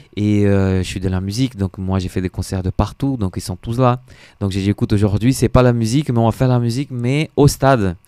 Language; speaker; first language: French; non-native, fluent; Portuguese